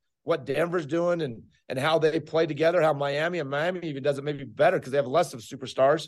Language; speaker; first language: English; native; English